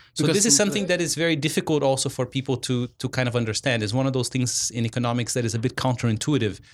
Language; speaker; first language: English; non-native, fluent; Portuguese